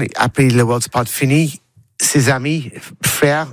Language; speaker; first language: French; non-native, learner; English